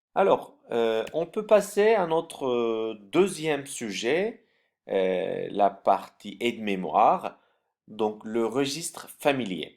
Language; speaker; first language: French; non-native, fluent; Turkish